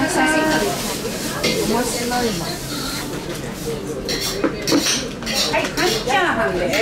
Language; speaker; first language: Japanese; non-native, learner; Chinese